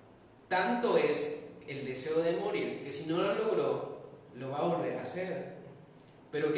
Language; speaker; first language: Spanish; native; Spanish